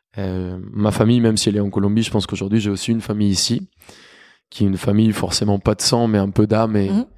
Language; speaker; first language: French; non-native, fluent; Spanish